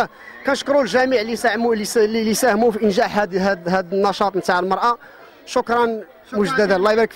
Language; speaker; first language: Arabic; native; Arabic